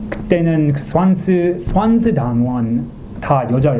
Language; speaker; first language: Korean; non-native, learner; English